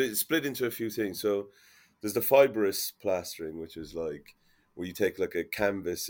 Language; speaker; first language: English; native; English